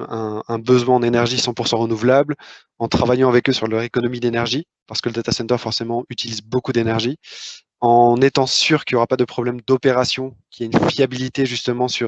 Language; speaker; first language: French; native; French